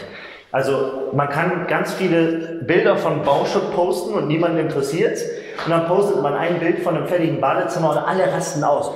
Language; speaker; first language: German; native; German